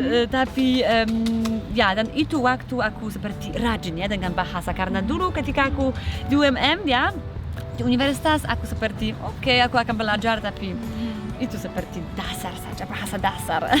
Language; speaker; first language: Indonesian; non-native, fluent; Polish